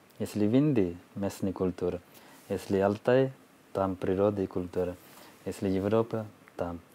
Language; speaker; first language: Russian; non-native, fluent; Telugu